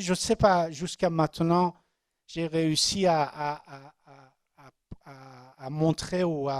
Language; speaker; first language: French; non-native, learner; Persian